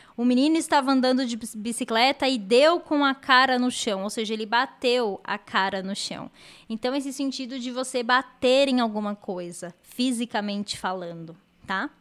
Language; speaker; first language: Portuguese; native; Portuguese